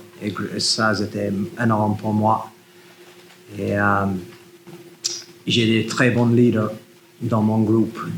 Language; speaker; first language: French; non-native, learner; English